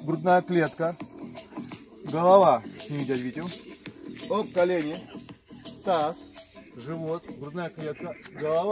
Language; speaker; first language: Russian; native; Russian